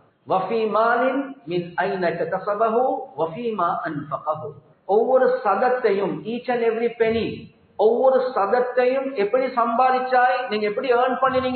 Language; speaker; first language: Tamil; native; Tamil